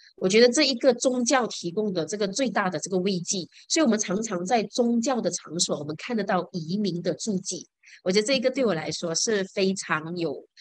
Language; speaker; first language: Chinese; native; Chinese